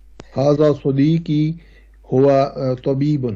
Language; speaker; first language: Arabic; non-native, learner; Urdu